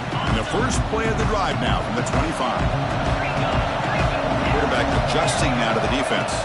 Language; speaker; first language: English; native; English